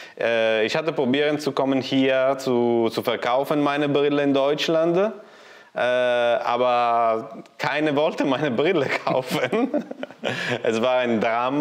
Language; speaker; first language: German; non-native, learner; Italian